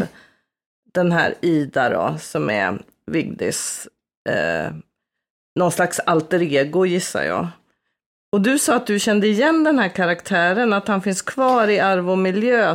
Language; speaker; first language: Swedish; native; Swedish